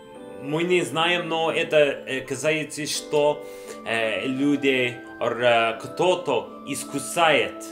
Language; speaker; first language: Russian; non-native, learner; English